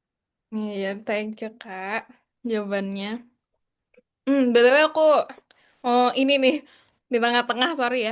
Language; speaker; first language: Indonesian; native; Indonesian